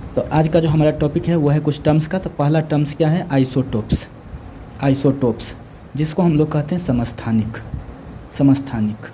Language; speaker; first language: Hindi; native; Hindi